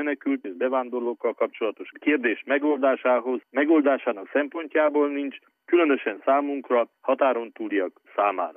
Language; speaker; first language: Hungarian; native; Hungarian